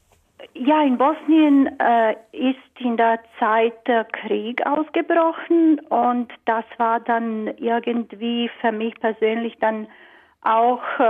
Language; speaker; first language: German; non-native, fluent; Croatian